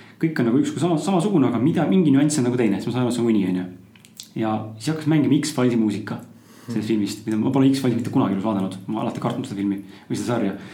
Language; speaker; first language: Estonian; native; Estonian